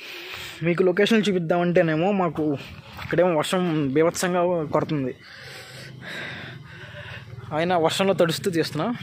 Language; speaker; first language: Telugu; native; Telugu